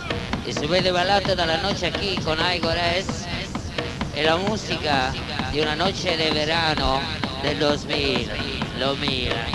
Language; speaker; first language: Spanish; non-native, learner; Italian